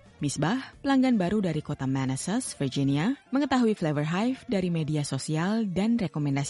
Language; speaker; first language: Indonesian; native; Indonesian